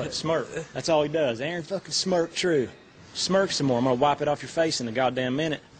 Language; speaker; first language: English; native; English